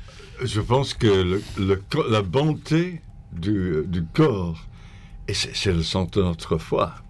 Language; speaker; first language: French; non-native, fluent; English